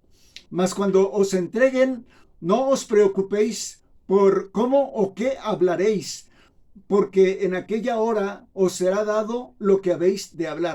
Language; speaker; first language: Spanish; native; Spanish